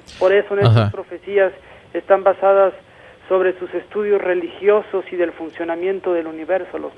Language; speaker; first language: Spanish; native; Spanish